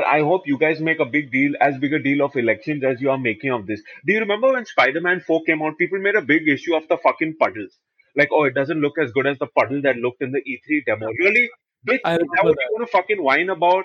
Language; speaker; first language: English; non-native, local second language; Hindi